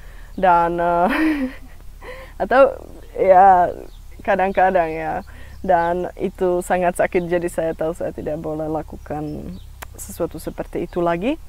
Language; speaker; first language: Indonesian; non-native, fluent; Czech